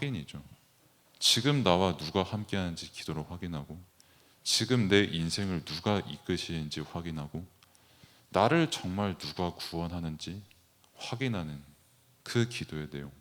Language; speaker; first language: Korean; native; Korean